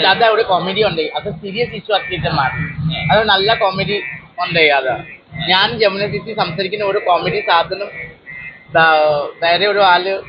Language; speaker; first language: Malayalam; non-native, local second language; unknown